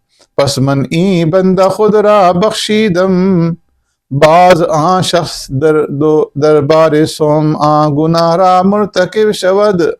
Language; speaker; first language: Persian; non-native, fluent; Urdu